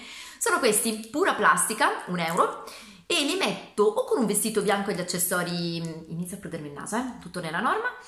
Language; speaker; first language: Italian; native; Italian